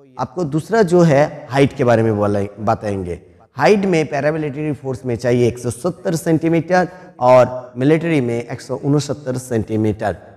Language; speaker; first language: Hindi; non-native, local second language; Bangla